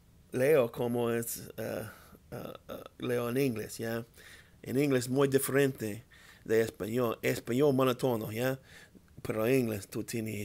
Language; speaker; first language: Spanish; non-native, learner; English